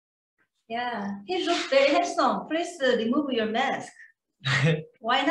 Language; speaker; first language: English; non-native, learner; Korean